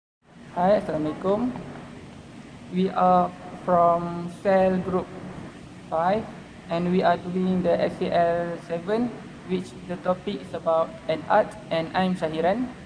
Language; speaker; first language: English; non-native, learner; Malay